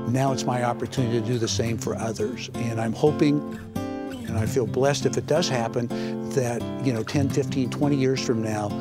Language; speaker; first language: English; native; English